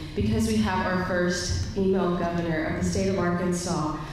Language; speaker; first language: English; native; English